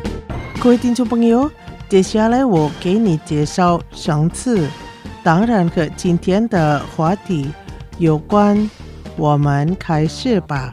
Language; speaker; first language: Chinese; non-native, fluent; Indonesian